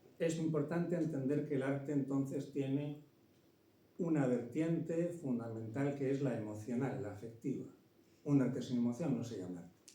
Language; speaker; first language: Spanish; native; Spanish